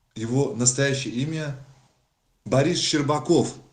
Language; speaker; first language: Russian; non-native, local second language; Tajik